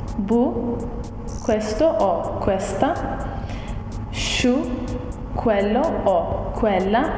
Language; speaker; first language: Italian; non-native, fluent; Turkish